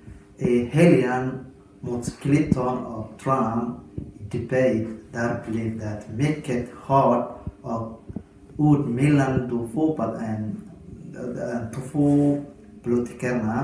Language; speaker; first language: Swedish; non-native, learner; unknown